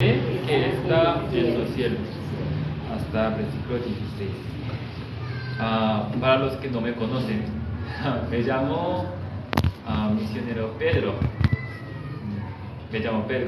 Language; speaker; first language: Spanish; non-native, fluent; Korean